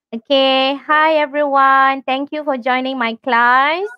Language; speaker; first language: English; non-native, local second language; Malay